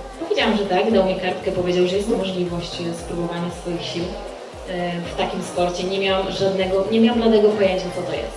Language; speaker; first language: Polish; native; Polish